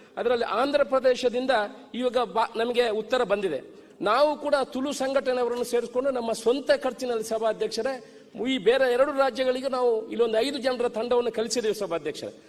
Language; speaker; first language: Kannada; non-native, local second language; Tulu